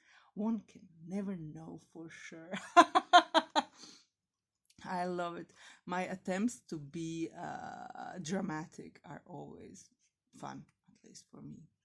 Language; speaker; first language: English; non-native, fluent; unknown